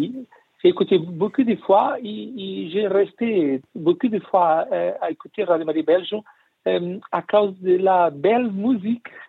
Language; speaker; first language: French; non-native, learner; Portuguese